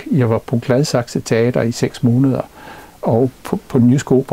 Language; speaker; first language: Danish; non-native, fluent; English